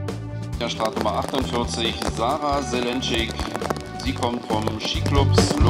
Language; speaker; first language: German; native; German